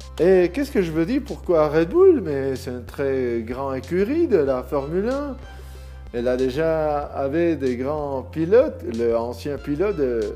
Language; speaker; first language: French; non-native, learner; Spanish